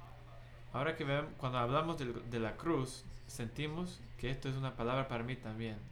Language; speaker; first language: Spanish; non-native, fluent; English